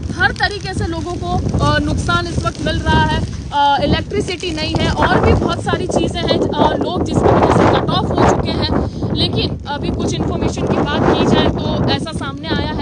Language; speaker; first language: Hindi; non-native, local second language; Gujarati